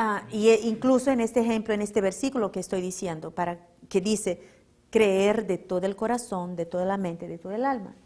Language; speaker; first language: Spanish; non-native, fluent; Portuguese